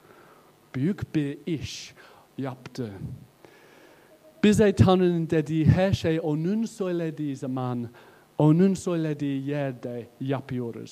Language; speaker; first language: Turkish; non-native, learner; English